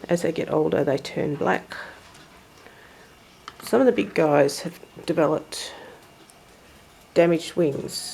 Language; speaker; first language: English; native; English